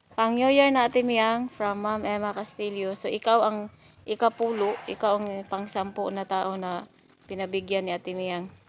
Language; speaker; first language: Filipino; native; Filipino